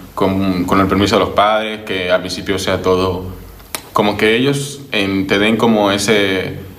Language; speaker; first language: Spanish; native; Spanish